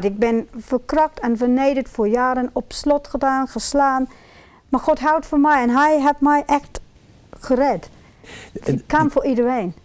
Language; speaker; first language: Dutch; non-native, fluent; English